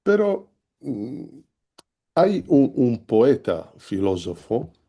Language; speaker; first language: Spanish; non-native, learner; Italian